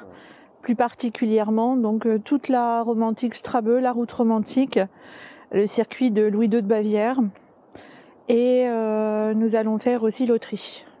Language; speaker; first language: French; native; French